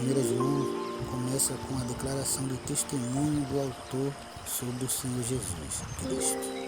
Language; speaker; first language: Portuguese; native; Portuguese